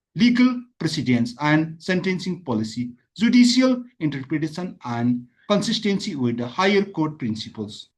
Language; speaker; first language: English; non-native, local second language; Nepali